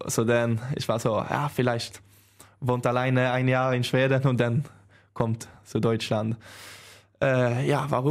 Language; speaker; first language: German; non-native, learner; Swedish